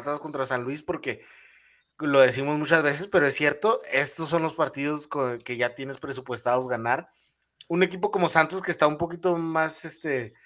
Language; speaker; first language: Spanish; native; Spanish